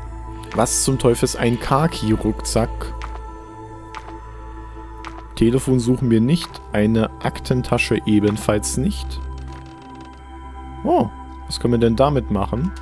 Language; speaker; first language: German; native; German